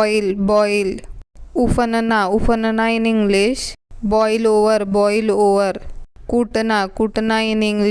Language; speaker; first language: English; non-native, local second language; Hindi